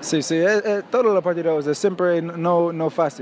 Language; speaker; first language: Spanish; non-native, learner; English